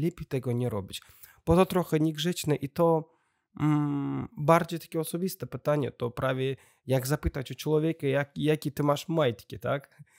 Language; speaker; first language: Polish; non-native, learner; Russian